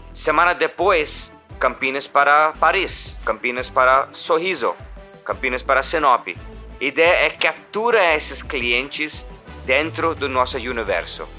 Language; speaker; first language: Portuguese; non-native, learner; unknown